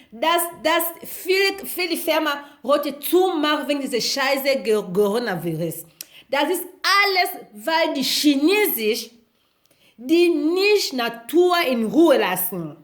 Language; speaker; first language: German; non-native, learner; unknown